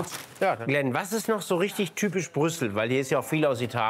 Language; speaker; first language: German; native; German